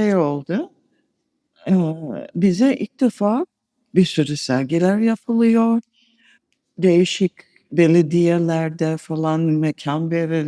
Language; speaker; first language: Turkish; non-native, fluent; English